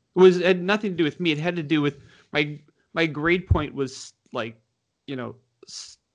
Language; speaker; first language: English; native; English